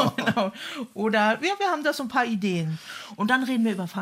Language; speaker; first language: German; native; German